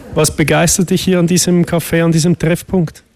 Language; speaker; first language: German; native; German